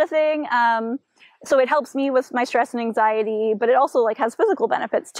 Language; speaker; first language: English; native; English